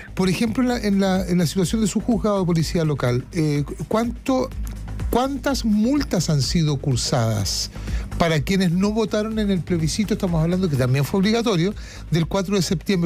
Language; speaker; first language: Spanish; native; Spanish